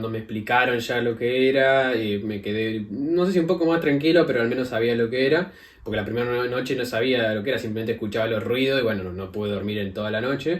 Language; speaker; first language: Spanish; native; Spanish